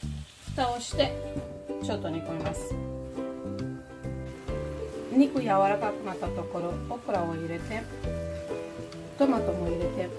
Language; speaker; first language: Japanese; non-native, fluent; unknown